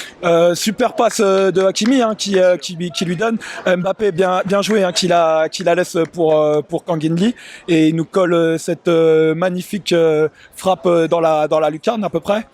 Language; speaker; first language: French; native; French